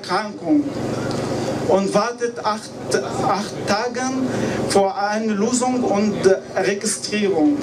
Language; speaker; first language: German; non-native, learner; Arabic